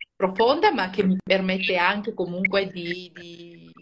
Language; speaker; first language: Italian; non-native, fluent; Georgian